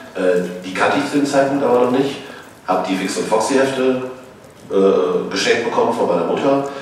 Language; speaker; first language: German; native; German